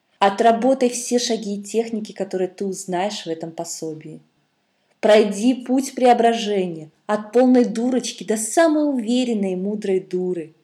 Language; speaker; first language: Russian; native; Russian